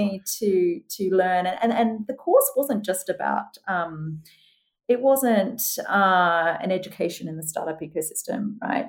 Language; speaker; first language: English; native; English